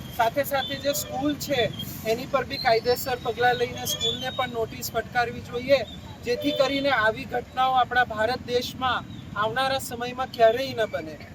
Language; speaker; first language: Gujarati; non-native, local second language; Sindhi